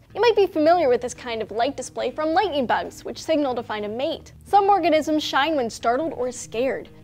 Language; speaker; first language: English; native; English